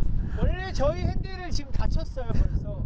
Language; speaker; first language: Korean; native; Korean